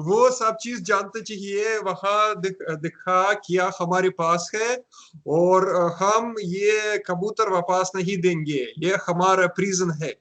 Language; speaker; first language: Hindi; non-native, learner; Russian